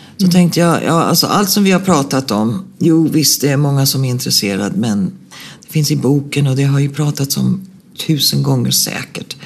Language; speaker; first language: Swedish; native; Swedish